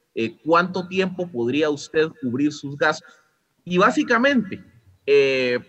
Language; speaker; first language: Spanish; non-native, fluent; Dutch